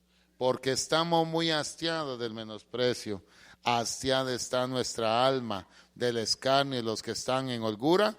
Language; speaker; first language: Spanish; native; Spanish